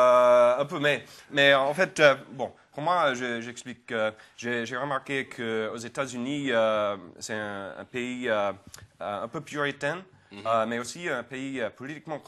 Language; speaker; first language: French; non-native, fluent; English